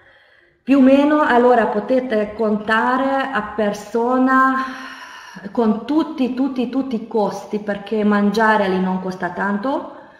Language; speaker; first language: Italian; non-native, fluent; Hungarian